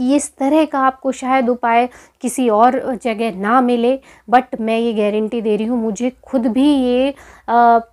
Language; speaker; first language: Hindi; native; Hindi